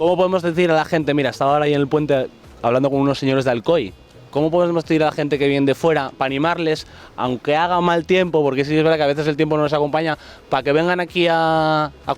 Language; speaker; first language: Spanish; native; Spanish